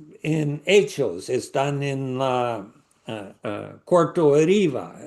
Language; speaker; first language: Spanish; non-native, learner; English